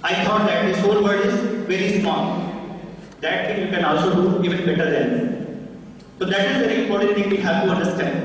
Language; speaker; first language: English; non-native, local second language; Hindi